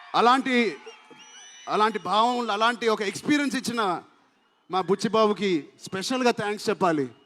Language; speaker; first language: Telugu; native; Telugu